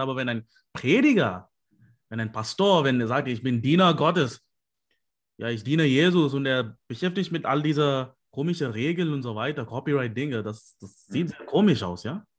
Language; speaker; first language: German; non-native, fluent; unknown